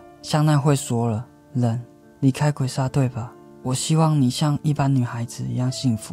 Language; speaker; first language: Chinese; native; Chinese